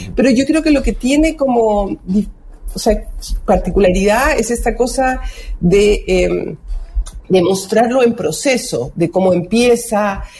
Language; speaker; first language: Spanish; native; Spanish